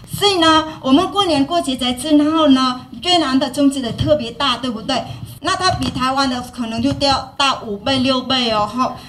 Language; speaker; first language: Chinese; non-native, fluent; Vietnamese